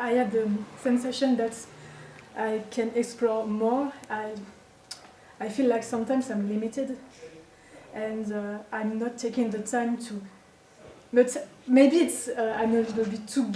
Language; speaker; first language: English; non-native, fluent; French